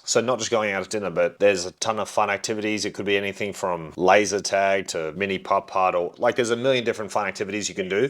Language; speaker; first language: English; native; English